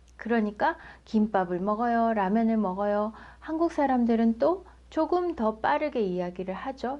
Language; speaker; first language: Korean; native; Korean